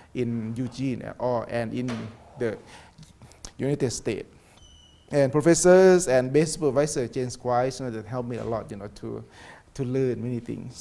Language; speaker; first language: English; non-native, learner; Thai